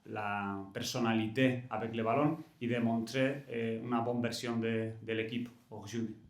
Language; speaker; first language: French; non-native, learner; Catalan